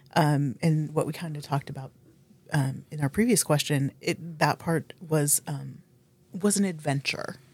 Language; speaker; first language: English; native; English